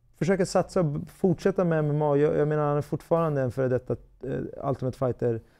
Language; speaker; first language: Swedish; native; Swedish